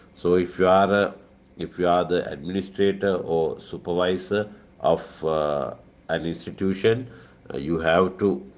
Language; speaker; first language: English; non-native, local second language; Sinhala